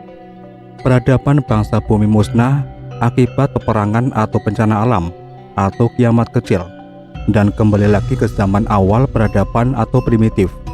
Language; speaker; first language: Indonesian; native; Indonesian